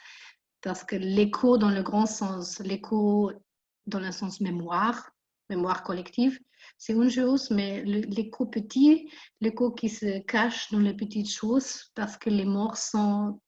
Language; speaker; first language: French; non-native, fluent; German